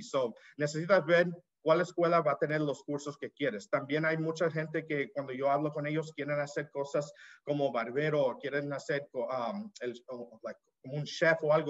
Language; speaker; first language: Spanish; early bilingual, heritage; Spanish